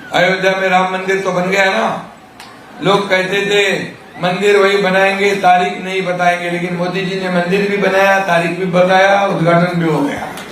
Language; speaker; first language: Hindi; non-native, local second language; Marathi